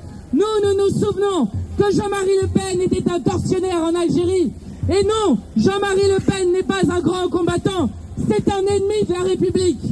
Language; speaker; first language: French; native; French